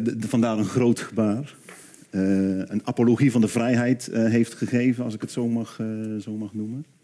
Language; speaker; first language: Dutch; native; Dutch